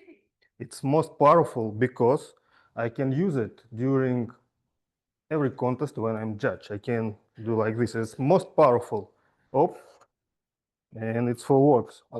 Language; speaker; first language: English; non-native, fluent; Russian